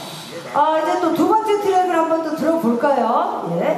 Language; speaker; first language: Korean; native; Korean